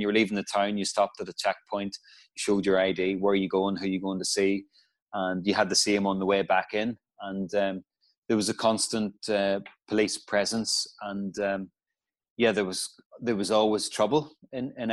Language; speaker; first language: English; native; English